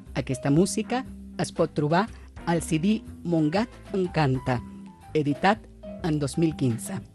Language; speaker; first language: Catalan; non-native, fluent; Spanish